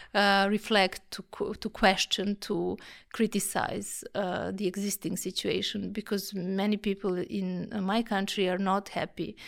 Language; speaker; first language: English; non-native, fluent; Serbian